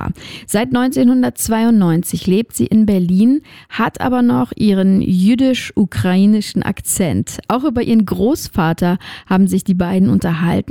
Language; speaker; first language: German; native; German